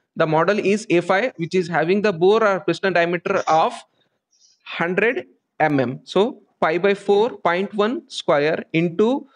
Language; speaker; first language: English; non-native, local second language; Kannada